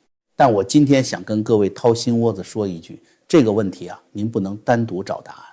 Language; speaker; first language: Chinese; native; Chinese